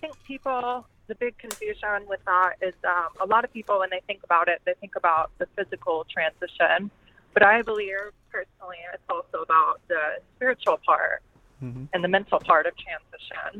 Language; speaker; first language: English; native; English